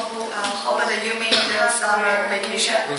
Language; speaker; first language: English; non-native, fluent; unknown